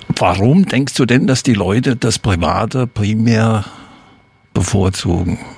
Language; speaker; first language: German; native; German